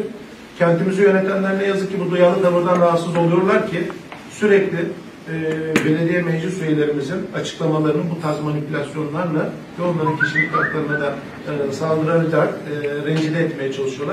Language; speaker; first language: Turkish; native; Turkish